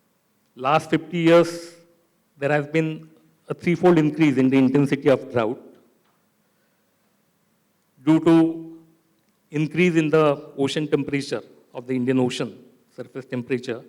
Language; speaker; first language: English; non-native, local second language; Marathi